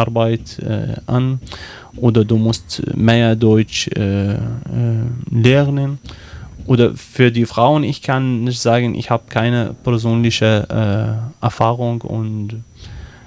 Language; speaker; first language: German; non-native, learner; Arabic